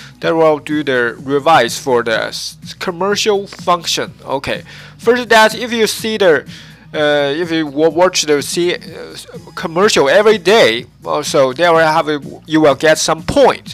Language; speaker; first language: English; non-native, learner; Japanese